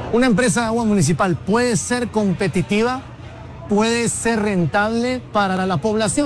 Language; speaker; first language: Spanish; native; Spanish